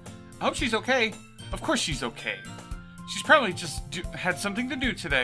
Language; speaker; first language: English; native; English